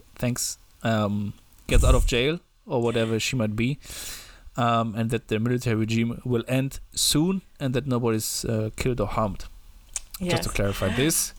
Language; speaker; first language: English; non-native, fluent; German